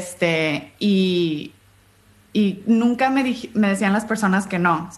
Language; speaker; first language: Spanish; native; Spanish